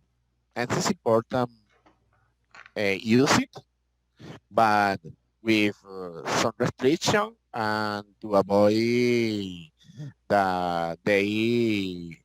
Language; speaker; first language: English; non-native, learner; Spanish